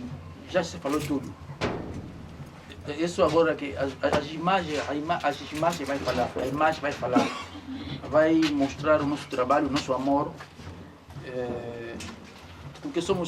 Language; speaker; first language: Portuguese; native; Portuguese